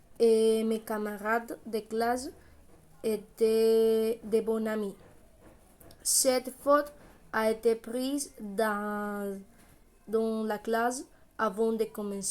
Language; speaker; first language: French; non-native, learner; Spanish